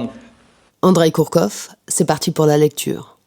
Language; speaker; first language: French; native; French